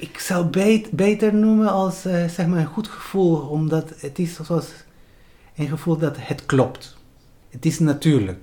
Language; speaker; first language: Dutch; non-native, fluent; Spanish